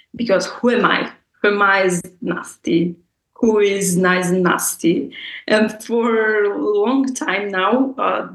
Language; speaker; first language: English; non-native, fluent; Russian